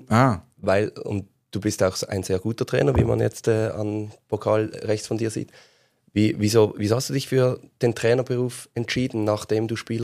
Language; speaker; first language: German; native; German